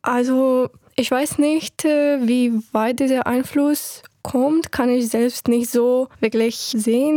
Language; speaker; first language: German; non-native, fluent; Ukrainian